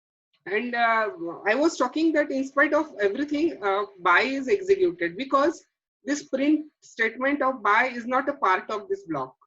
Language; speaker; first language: English; non-native, local second language; Marathi